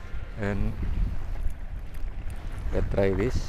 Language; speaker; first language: English; non-native, learner; Indonesian